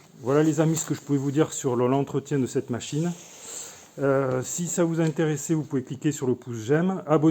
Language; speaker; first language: French; native; French